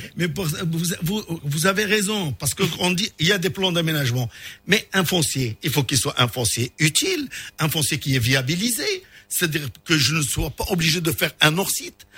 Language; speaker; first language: French; non-native, local second language; Arabic